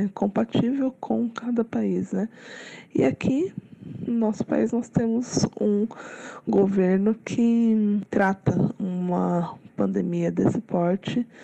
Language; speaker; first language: Portuguese; native; Portuguese